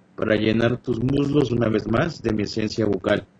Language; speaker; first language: Spanish; native; Spanish